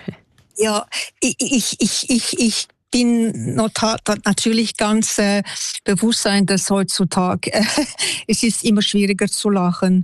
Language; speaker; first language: German; non-native, local second language; French